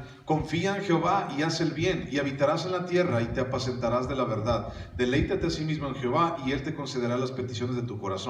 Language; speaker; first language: Spanish; native; Spanish